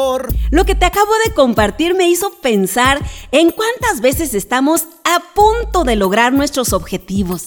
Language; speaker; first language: Spanish; native; Spanish